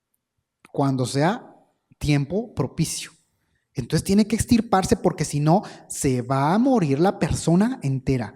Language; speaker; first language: Spanish; native; Spanish